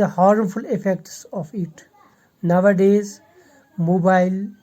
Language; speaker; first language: English; non-native, local second language; Urdu